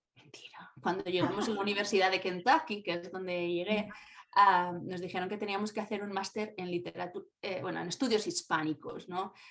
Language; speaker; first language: Spanish; native; Spanish